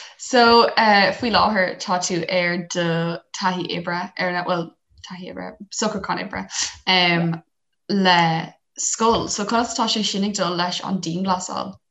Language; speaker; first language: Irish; non-native, local second language; English